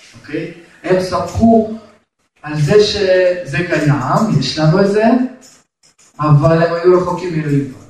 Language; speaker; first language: Hebrew; non-native, fluent; Russian